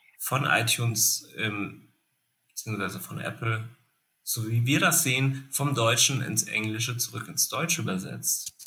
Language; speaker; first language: German; native; German